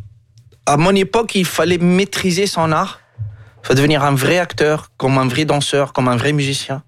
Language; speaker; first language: French; non-native, local second language; Arabic